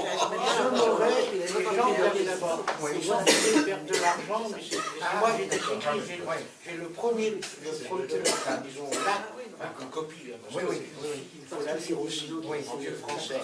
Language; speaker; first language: French; native; French